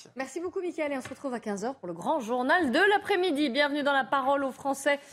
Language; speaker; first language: French; native; French